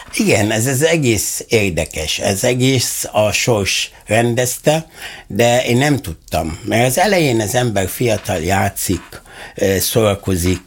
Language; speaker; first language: Hungarian; non-native, fluent; Arabic